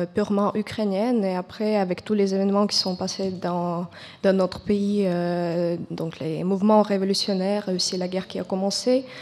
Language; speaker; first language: French; non-native, fluent; Ukrainian